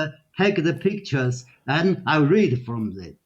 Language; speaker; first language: English; non-native, learner; Chinese